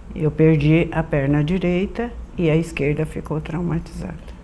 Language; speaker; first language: Portuguese; native; Portuguese